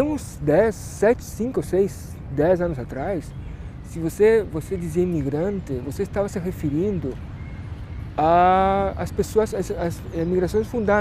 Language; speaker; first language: Portuguese; native; Portuguese